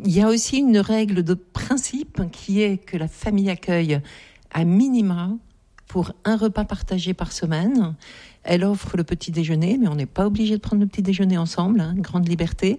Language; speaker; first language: French; native; French